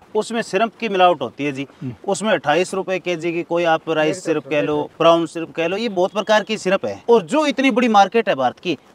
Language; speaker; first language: Hindi; native; Hindi